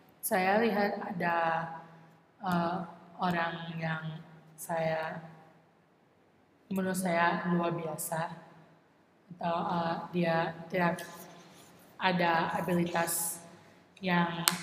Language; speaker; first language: Indonesian; non-native, learner; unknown